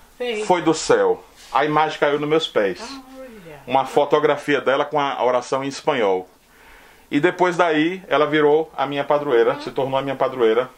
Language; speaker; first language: Portuguese; native; Portuguese